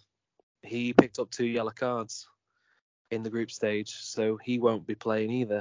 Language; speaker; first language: English; native; English